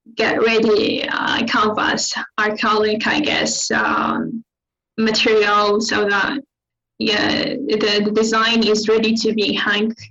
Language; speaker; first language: English; non-native, fluent; Arabic